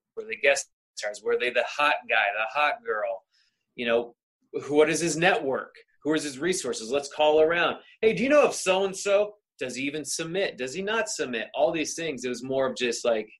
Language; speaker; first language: English; native; English